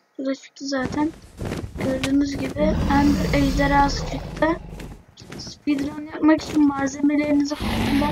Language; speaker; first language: Turkish; native; Turkish